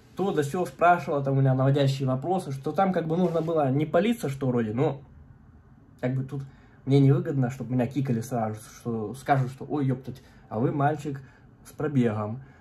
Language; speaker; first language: Russian; native; Russian